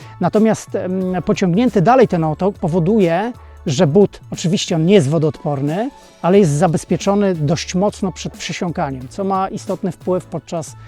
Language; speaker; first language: Polish; native; Polish